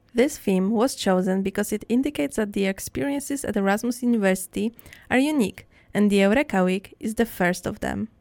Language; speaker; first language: English; non-native, fluent; Polish